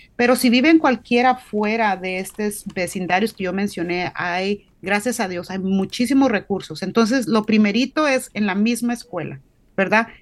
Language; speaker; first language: Spanish; native; Spanish